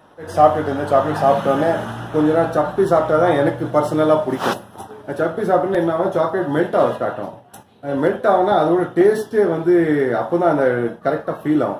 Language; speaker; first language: Tamil; non-native, local second language; Kashmiri